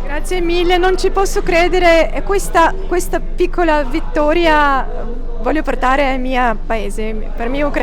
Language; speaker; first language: Italian; non-native, learner; Ukrainian